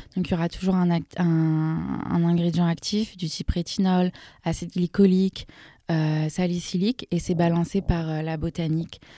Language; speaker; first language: French; native; French